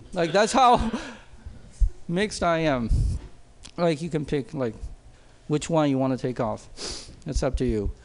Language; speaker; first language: English; non-native, fluent; Chinese